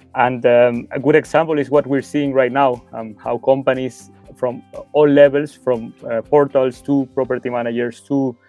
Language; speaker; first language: English; non-native, fluent; Spanish